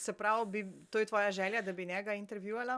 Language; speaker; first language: Slovenian; native; Slovenian